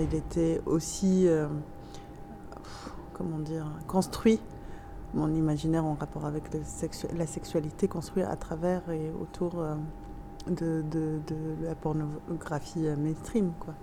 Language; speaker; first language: French; non-native, local second language; Arabic